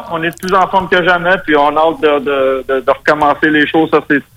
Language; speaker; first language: French; non-native, local second language; Spanish